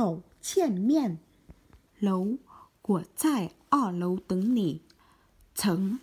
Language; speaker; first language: Chinese; non-native, learner; Vietnamese